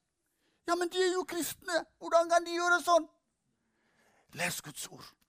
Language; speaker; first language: Norwegian; non-native, fluent; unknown